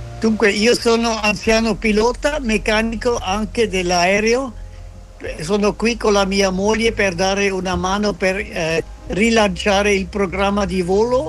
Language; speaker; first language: Italian; non-native, fluent; French